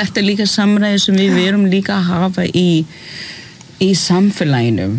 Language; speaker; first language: Icelandic; early bilingual, other home language; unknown